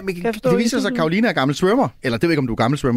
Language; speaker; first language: Danish; native; Danish